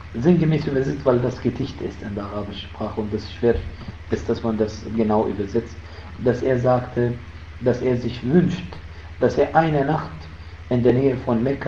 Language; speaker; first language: German; non-native, fluent; Arabic